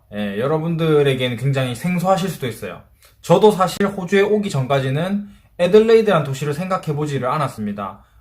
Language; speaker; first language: Korean; native; Korean